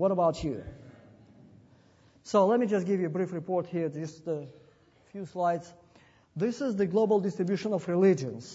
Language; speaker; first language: English; non-native, fluent; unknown